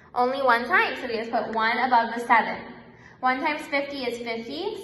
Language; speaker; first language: English; native; English